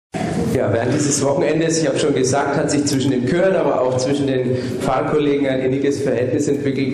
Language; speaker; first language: German; native; German